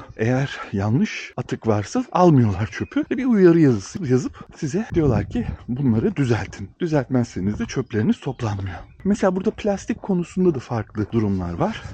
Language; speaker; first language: Turkish; early bilingual, heritage; Turkish